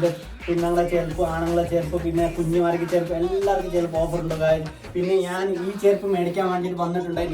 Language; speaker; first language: Malayalam; non-native, fluent; Nepali